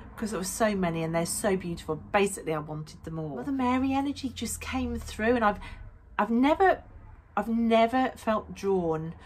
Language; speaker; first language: English; native; English